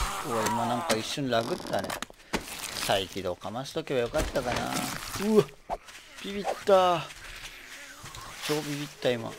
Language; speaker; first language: Japanese; native; Japanese